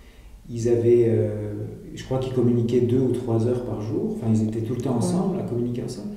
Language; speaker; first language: French; native; French